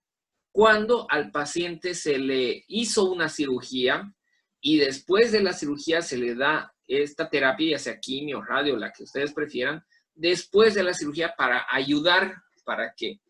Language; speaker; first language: Spanish; native; Spanish